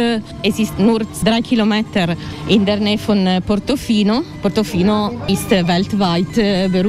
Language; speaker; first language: German; non-native, learner; Italian